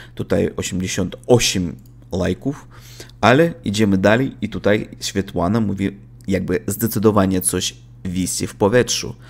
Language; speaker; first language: Polish; non-native, learner; Russian